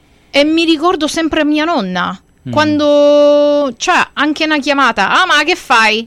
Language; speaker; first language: Italian; early bilingual, heritage; Italian